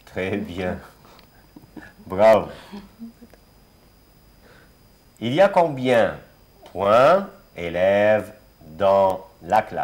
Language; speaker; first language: French; non-native, fluent; Arabic